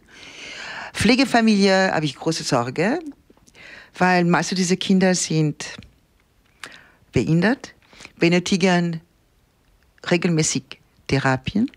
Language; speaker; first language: German; non-native, learner; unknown